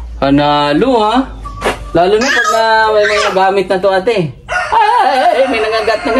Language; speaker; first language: Filipino; non-native, local second language; Cebuano